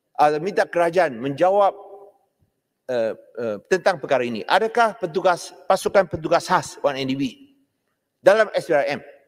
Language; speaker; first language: Malay; non-native, local second language; Chinese